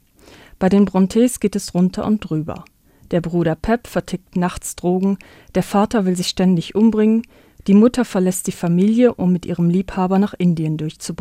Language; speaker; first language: German; native; German